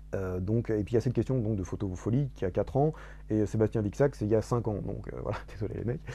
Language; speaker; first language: French; native; French